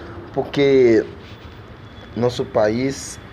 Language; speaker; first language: Portuguese; non-native, learner; Haitian Creole